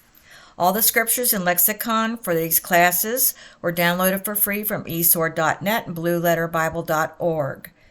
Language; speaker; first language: English; native; English